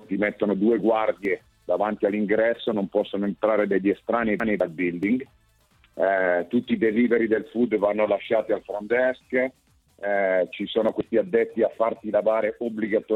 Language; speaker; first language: Italian; native; Italian